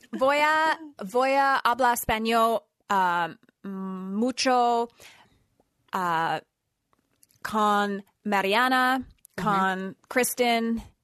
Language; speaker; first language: Spanish; non-native, learner; English